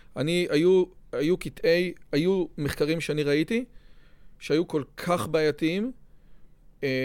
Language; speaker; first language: Hebrew; non-native, fluent; French